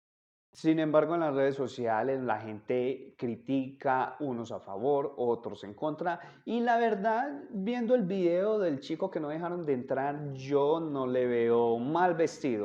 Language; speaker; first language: Spanish; native; Spanish